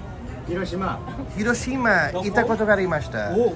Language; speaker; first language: Japanese; non-native, learner; English